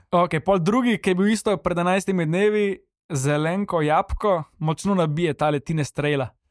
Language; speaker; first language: Slovenian; non-native, local second language; Serbian